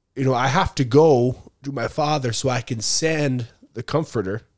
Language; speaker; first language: English; native; English